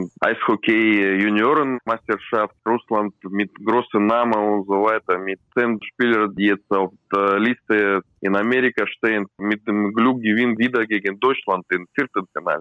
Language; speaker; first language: German; non-native, learner; Russian